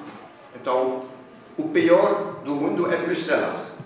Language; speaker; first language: Portuguese; non-native, fluent; Dutch